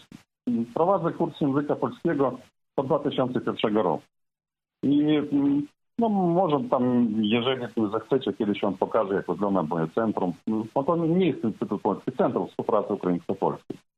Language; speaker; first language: Polish; non-native, fluent; Ukrainian